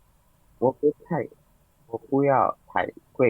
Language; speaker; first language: Chinese; non-native, learner; Indonesian